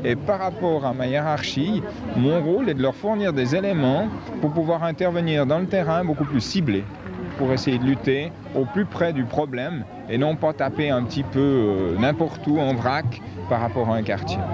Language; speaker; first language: French; native; French